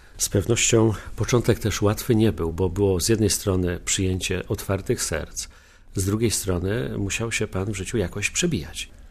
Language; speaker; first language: Polish; native; Polish